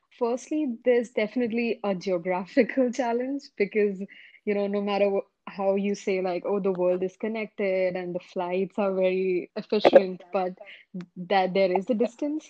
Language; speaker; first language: English; non-native, local second language; Hindi